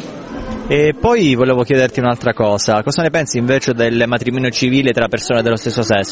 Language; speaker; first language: Italian; native; Italian